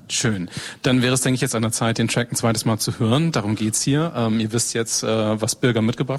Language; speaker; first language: German; native; German